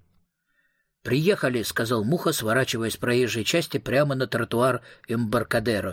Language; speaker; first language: Russian; native; Russian